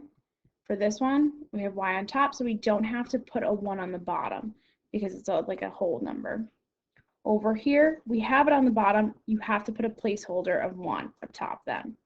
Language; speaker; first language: English; native; English